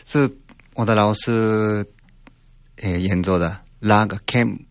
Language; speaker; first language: Chinese; non-native, fluent; Japanese